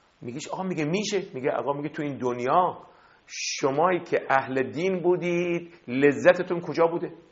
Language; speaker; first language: Persian; non-native, fluent; Arabic